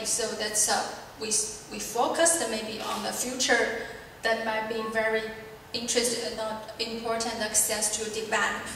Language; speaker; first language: English; non-native, learner; Chinese